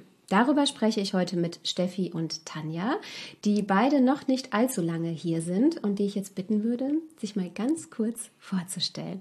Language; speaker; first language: German; native; German